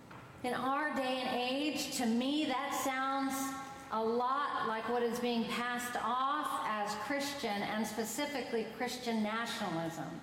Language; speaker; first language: English; native; English